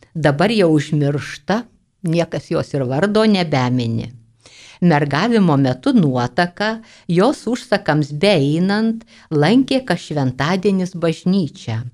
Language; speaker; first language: Lithuanian; native; Lithuanian